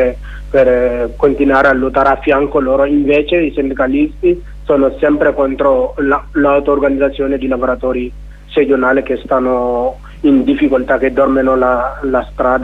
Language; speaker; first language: Italian; non-native, learner; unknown